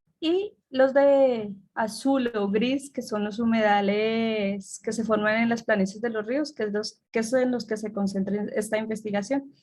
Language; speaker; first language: Spanish; native; Spanish